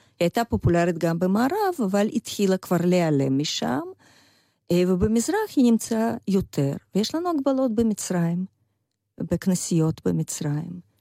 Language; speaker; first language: Hebrew; non-native, fluent; Russian